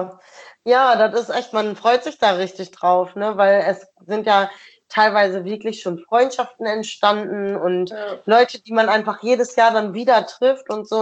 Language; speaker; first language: German; native; German